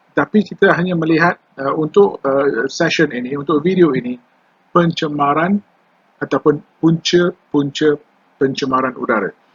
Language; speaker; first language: Malay; native; Malay